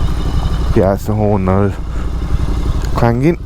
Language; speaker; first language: English; native; English